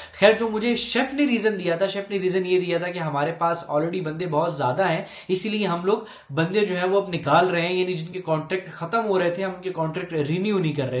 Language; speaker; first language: Hindi; non-native, local second language; Punjabi